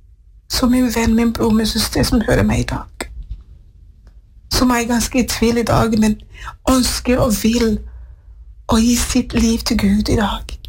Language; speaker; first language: Swedish; non-native, learner; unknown